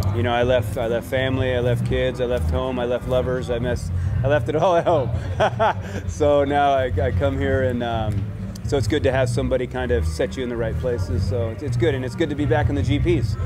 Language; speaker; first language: English; native; English